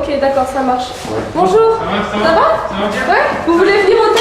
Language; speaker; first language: French; native; French